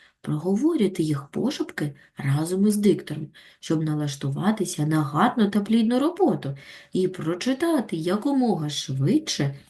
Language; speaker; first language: Ukrainian; native; Ukrainian